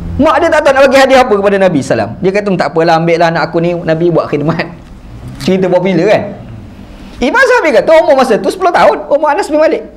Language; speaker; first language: Malay; native; Malay